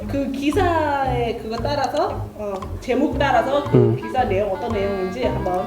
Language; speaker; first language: Korean; non-native, fluent; Chinese